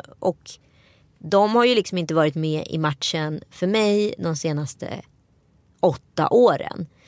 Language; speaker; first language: Swedish; native; Swedish